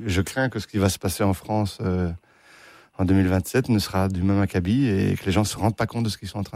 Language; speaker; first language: French; native; French